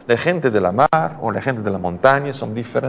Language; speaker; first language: Spanish; non-native, learner; Dutch